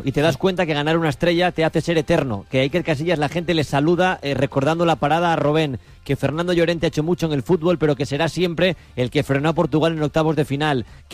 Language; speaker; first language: Spanish; native; Spanish